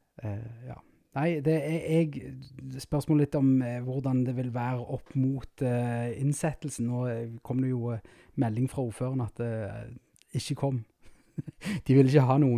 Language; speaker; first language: Norwegian; native; Norwegian